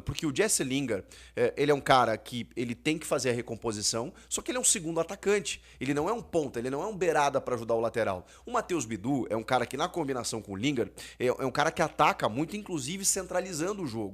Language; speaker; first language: Portuguese; native; Portuguese